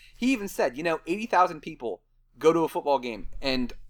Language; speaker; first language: English; native; English